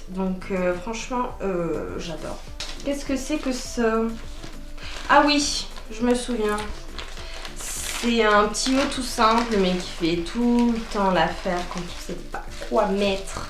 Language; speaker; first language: French; native; French